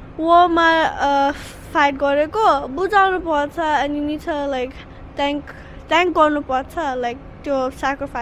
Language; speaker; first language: Nepali; early bilingual, heritage; Nepali